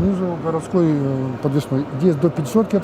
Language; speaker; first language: Russian; native; Russian